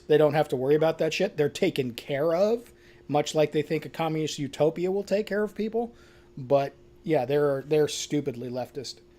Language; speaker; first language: English; native; English